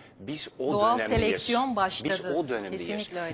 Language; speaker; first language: Turkish; native; Turkish